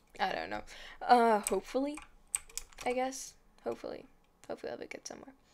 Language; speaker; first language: English; non-native, fluent; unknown